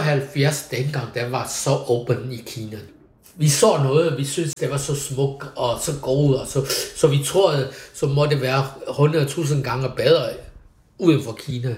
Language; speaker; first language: Danish; non-native, fluent; Chinese